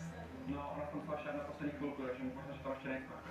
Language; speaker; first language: Czech; native; Czech